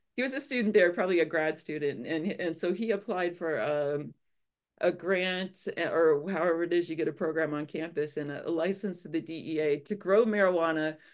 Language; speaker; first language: English; native; English